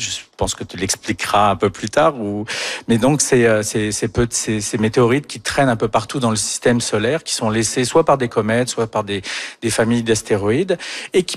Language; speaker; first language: French; native; French